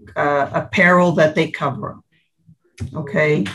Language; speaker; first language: English; early bilingual, other home language; Portuguese